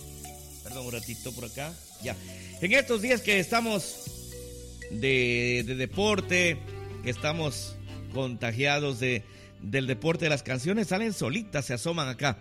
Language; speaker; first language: Spanish; native; Spanish